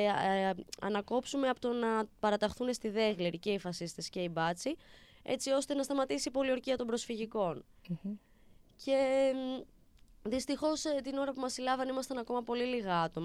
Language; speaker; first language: Greek; native; Greek